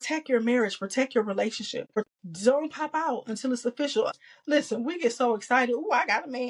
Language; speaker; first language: English; native; English